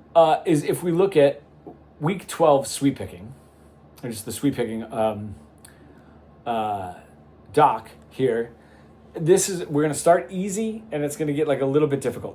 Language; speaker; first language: English; native; English